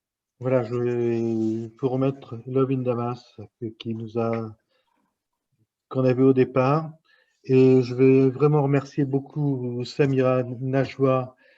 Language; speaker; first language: French; native; French